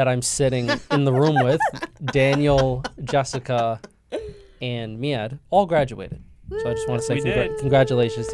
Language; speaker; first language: English; native; English